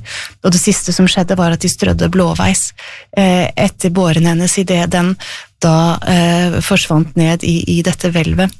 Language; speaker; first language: Norwegian; native; Norwegian